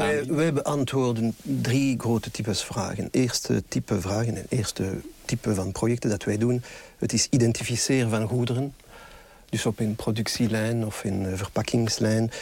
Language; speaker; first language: Dutch; non-native, local second language; French